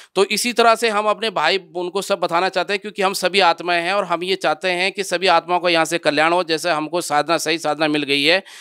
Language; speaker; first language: Hindi; native; Hindi